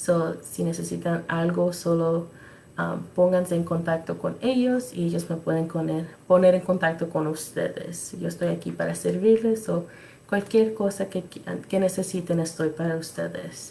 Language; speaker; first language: Spanish; early bilingual, other home language; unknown